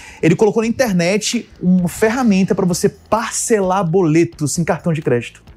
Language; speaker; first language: Portuguese; early bilingual, other home language; English